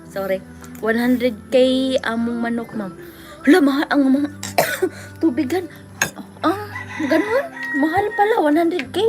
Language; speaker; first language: Filipino; non-native, local second language; Cebuano